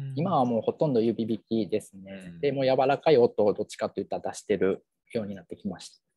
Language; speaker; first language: Japanese; native; Japanese